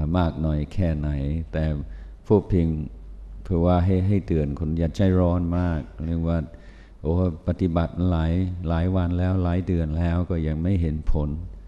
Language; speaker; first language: Thai; non-native, fluent; English